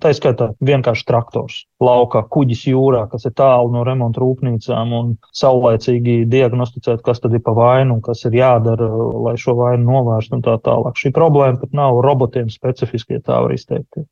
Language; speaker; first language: Latvian; native; Latvian